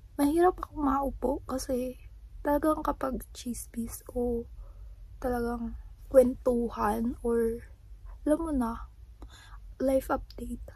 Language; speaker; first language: Filipino; native; Filipino